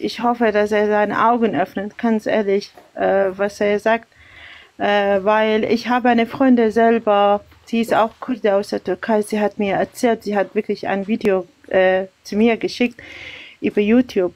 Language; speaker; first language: German; non-native, learner; Arabic